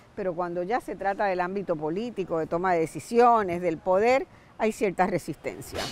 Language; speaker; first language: Spanish; native; Spanish